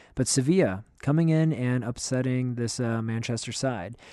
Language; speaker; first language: English; native; English